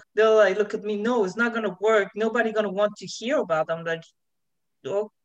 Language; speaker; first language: English; non-native, fluent; French